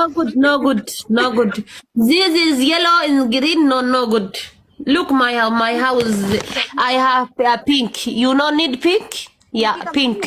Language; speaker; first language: English; non-native, learner; Amharic